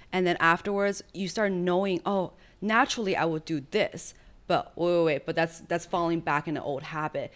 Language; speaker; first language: English; early bilingual, other home language; Chinese